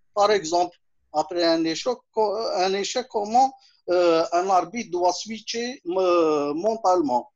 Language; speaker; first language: French; non-native, local second language; Arabic